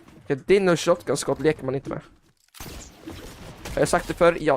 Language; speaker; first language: Swedish; native; Swedish